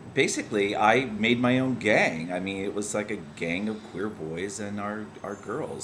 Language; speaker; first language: English; native; English